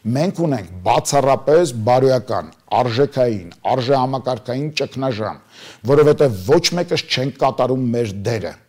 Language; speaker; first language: Armenian; native; Armenian